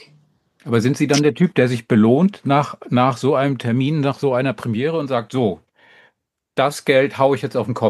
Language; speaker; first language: German; native; German